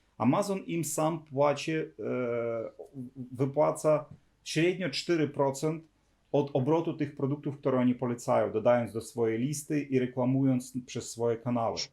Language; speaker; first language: Polish; non-native, fluent; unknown